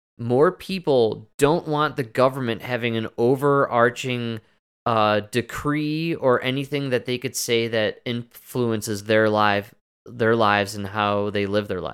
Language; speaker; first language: English; native; English